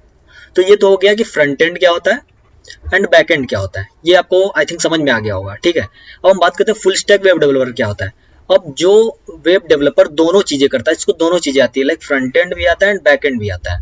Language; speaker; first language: Hindi; native; Hindi